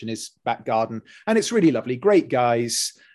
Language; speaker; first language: English; native; English